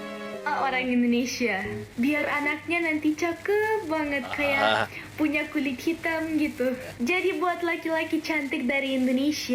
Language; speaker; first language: Indonesian; non-native, fluent; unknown